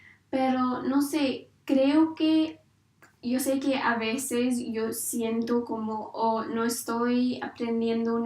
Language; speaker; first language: Spanish; non-native, learner; English